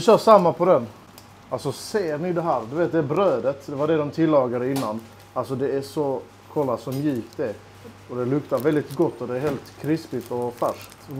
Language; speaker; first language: Swedish; native; Swedish